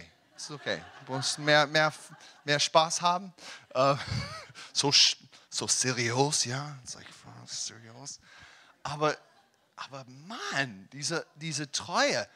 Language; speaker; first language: German; non-native, learner; English